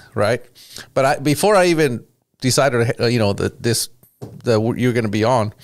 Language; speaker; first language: English; early bilingual, other home language; Spanish